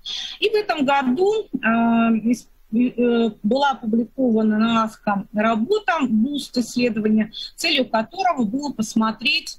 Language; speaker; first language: Russian; native; Russian